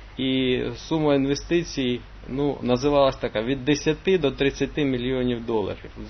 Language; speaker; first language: Ukrainian; non-native, local second language; Russian